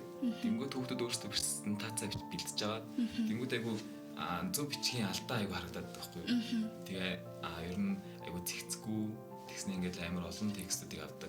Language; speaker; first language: Mongolian; native; Mongolian